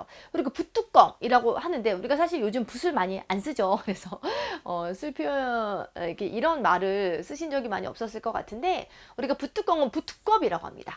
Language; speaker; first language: Korean; native; Korean